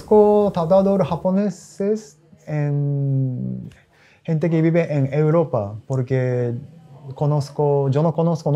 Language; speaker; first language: Spanish; non-native, learner; Japanese